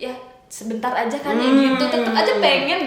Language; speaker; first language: Indonesian; native; Indonesian